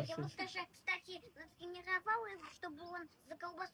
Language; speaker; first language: Russian; native; Russian